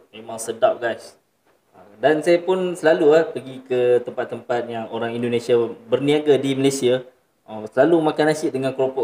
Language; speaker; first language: Malay; native; Malay